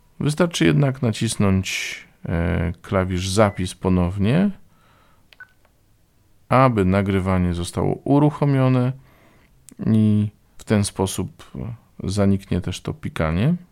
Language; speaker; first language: Polish; native; Polish